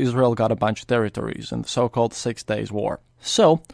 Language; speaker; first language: English; non-native, fluent; Latvian